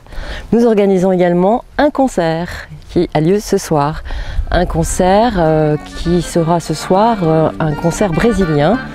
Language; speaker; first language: French; native; French